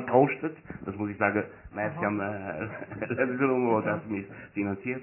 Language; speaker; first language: German; non-native, learner; Italian